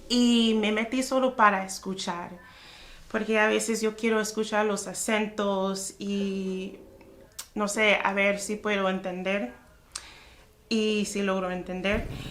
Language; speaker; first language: Spanish; non-native, fluent; English